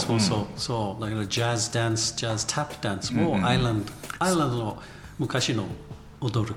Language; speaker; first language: Japanese; non-native, learner; English